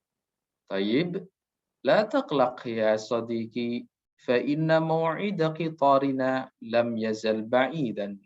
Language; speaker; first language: Arabic; non-native, fluent; Indonesian